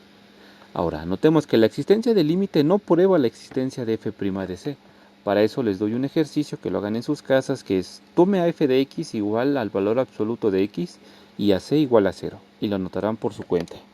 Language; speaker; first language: Spanish; native; Spanish